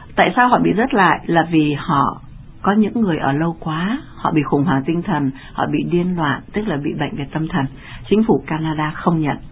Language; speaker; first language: Vietnamese; native; Vietnamese